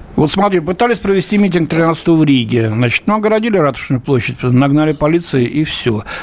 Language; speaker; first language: Russian; native; Russian